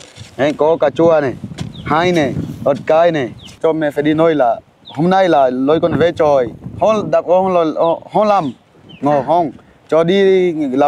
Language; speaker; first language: Vietnamese; non-native, learner; Portuguese